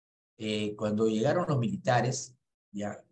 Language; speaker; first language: Spanish; native; Spanish